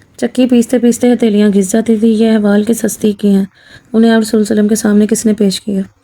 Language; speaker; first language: Urdu; non-native, local second language; Punjabi